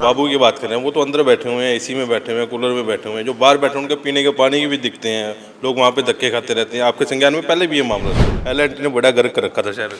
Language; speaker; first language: Hindi; native; Hindi